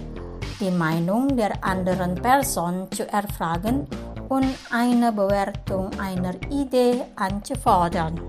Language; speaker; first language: German; non-native, fluent; Indonesian